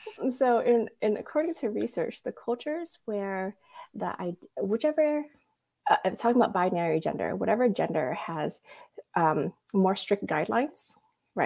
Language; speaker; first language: English; early bilingual, other home language; Vietnamese